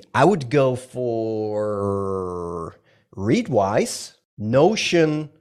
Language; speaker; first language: English; non-native, fluent; Dutch